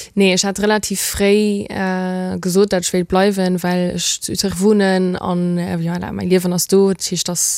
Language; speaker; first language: Luxembourgish; early bilingual, heritage; Luxembourgish